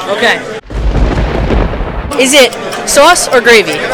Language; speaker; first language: English; native; English